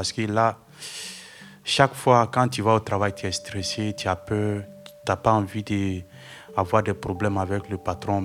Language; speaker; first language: French; non-native, fluent; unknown